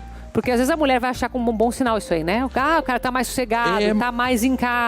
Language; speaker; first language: Portuguese; native; Portuguese